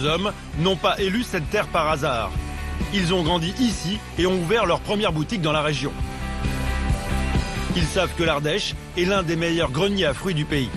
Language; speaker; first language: French; native; French